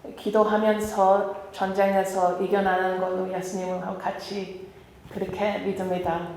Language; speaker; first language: Korean; early bilingual, heritage; Korean